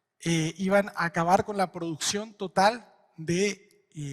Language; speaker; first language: Spanish; native; Spanish